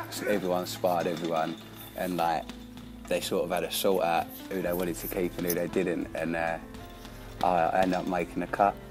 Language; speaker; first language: English; native; English